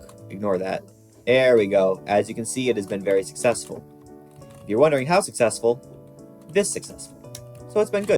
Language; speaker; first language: English; native; English